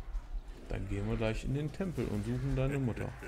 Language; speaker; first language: German; native; German